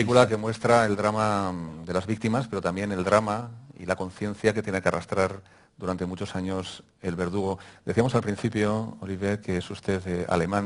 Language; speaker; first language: Spanish; native; Spanish